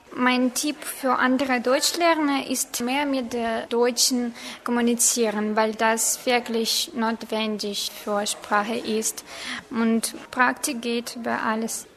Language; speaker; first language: German; non-native, fluent; Ukrainian